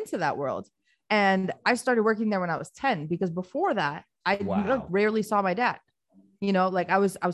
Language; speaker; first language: English; early bilingual, other home language; Albanian